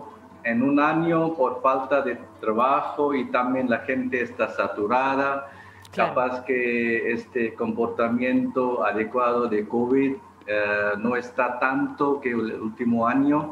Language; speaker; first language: Spanish; non-native, fluent; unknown